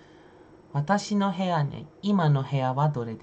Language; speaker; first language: Japanese; non-native, fluent; Indonesian